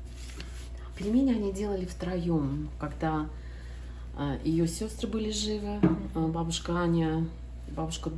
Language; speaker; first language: Russian; native; Russian